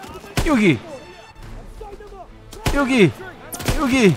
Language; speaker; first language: Korean; native; Korean